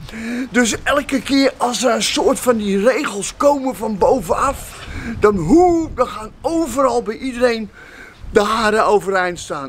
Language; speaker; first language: Dutch; native; Dutch